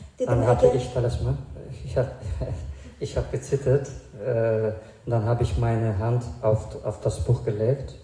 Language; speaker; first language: German; non-native, fluent; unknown